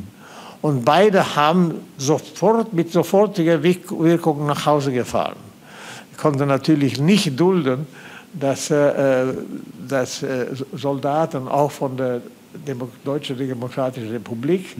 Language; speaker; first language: German; non-native, fluent; Swedish